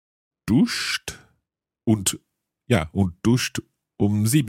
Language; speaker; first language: German; non-native, learner; English